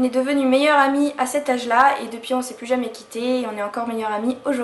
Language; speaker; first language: French; native; French